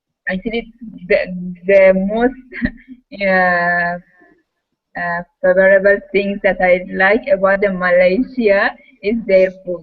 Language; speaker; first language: English; non-native, learner; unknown